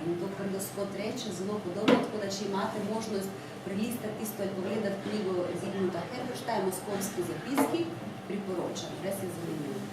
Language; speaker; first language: Slovenian; non-native, fluent; Ukrainian